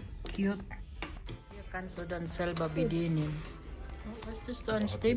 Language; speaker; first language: German; non-native, learner; Filipino